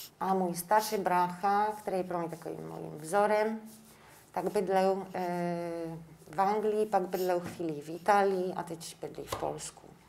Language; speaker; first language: Czech; non-native, fluent; Polish